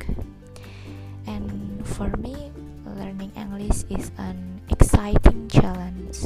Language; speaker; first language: English; non-native, learner; Indonesian